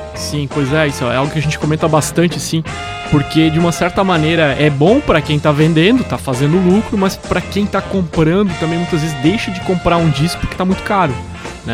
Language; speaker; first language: Portuguese; native; Portuguese